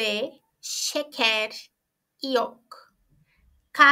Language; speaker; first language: Turkish; non-native, fluent; Portuguese